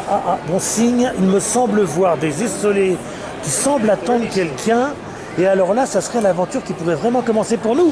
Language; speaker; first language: French; native; French